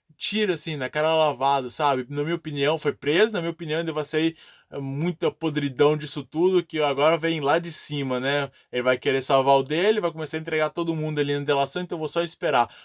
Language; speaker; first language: Portuguese; native; Portuguese